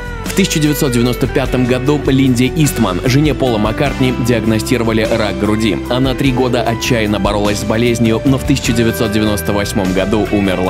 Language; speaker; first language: Russian; native; Russian